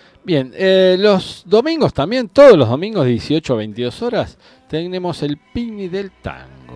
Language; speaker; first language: Spanish; native; Spanish